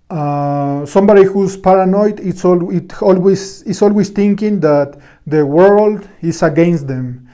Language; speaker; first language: English; non-native, fluent; Spanish